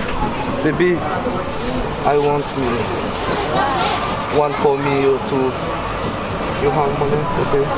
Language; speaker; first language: English; non-native, learner; French